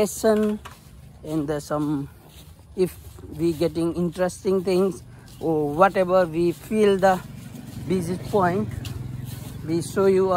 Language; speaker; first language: English; non-native, learner; Nepali